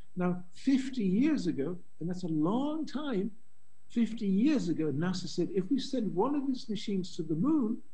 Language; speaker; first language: English; native; English